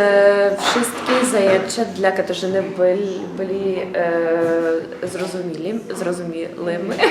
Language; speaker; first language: Polish; non-native, learner; Ukrainian